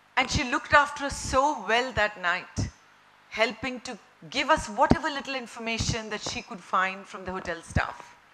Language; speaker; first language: English; non-native, local second language; Marathi